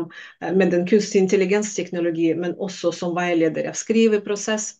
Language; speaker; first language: Norwegian; non-native, fluent; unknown